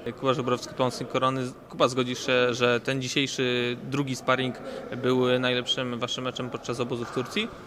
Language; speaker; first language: Polish; native; Polish